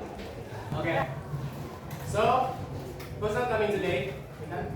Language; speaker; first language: English; non-native, learner; Indonesian